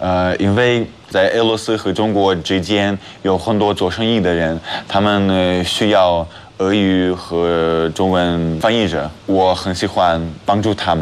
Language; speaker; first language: Chinese; non-native, fluent; Russian